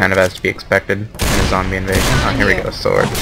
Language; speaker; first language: English; native; English